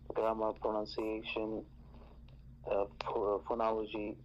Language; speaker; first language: English; non-native, fluent; Arabic